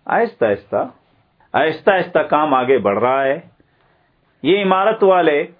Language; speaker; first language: Urdu; native; Urdu